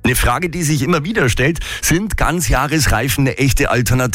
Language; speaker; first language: German; native; German